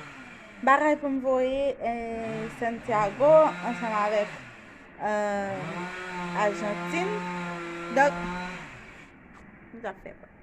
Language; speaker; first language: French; non-native, local second language; Haitian Creole